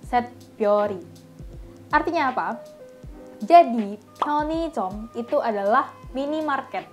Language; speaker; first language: Indonesian; native; Indonesian